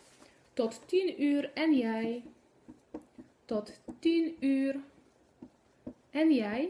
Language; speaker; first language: Dutch; non-native, fluent; Polish